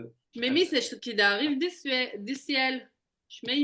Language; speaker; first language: French; non-native, fluent; Hebrew